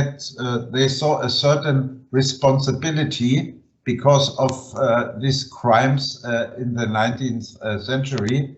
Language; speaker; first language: English; non-native, fluent; German